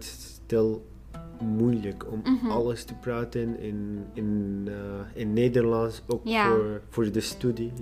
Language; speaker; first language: Dutch; non-native, learner; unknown